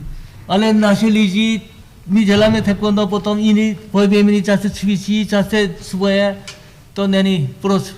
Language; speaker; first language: Czech; non-native, learner; Korean